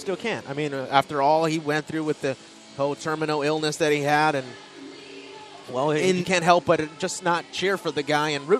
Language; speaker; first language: English; native; English